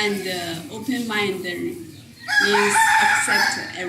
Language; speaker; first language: English; non-native, learner; Chinese